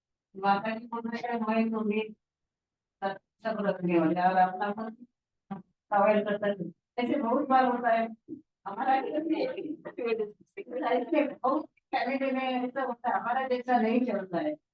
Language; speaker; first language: Hindi; non-native, local second language; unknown